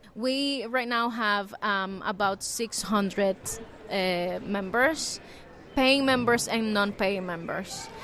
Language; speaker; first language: English; non-native, fluent; Spanish